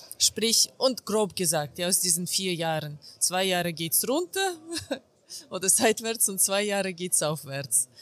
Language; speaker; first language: German; non-native, fluent; Ukrainian